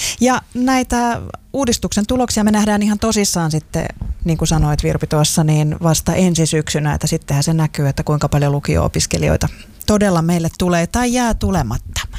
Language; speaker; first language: Finnish; native; Finnish